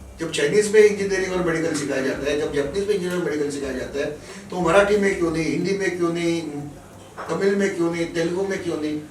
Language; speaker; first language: Hindi; non-native, local second language; Marathi